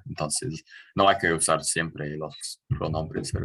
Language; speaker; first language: Spanish; non-native, fluent; English